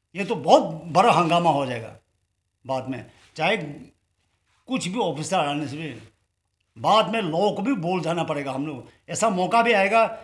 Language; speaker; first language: Hindi; non-native, local second language; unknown